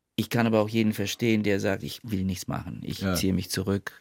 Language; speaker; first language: German; non-native, fluent; Bulgarian